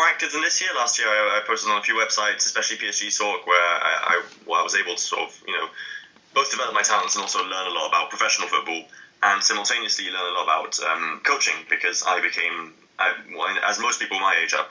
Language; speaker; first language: English; native; English